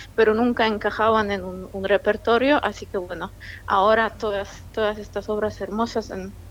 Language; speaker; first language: Spanish; non-native, fluent; Polish